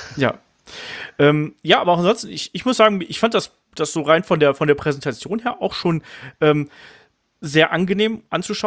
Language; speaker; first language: German; native; German